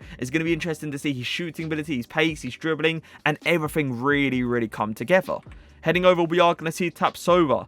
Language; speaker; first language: English; native; English